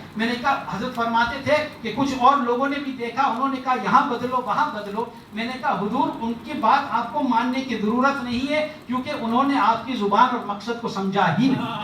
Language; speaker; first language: Urdu; non-native, fluent; English